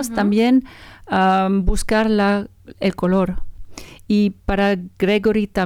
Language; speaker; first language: Spanish; non-native, learner; French